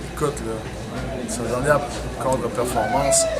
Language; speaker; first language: French; native; French